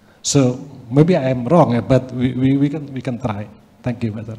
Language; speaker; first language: English; non-native, fluent; Indonesian